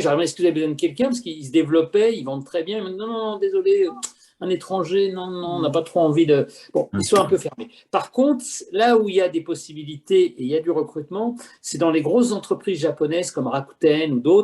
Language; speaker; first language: French; native; French